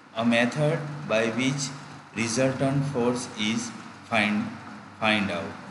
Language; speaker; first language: English; non-native, local second language; Gujarati